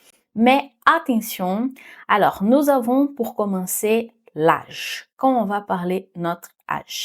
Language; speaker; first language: French; non-native, fluent; Portuguese